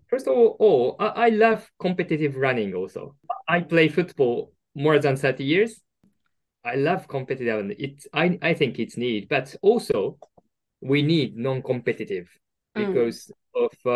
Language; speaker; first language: English; non-native, learner; Japanese